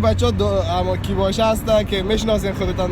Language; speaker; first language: Persian; native; Persian